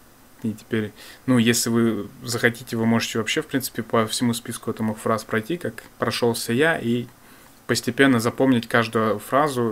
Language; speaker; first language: Russian; native; Russian